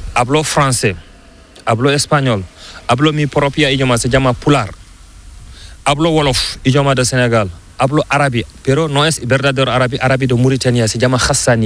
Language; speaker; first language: Spanish; non-native, local second language; Fula